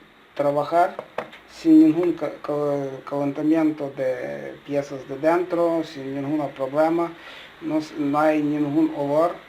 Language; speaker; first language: Spanish; non-native, learner; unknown